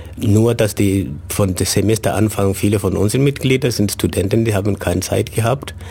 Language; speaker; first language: German; non-native, fluent; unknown